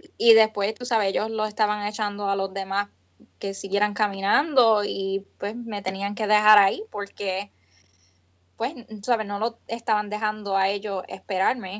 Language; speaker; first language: Spanish; native; Spanish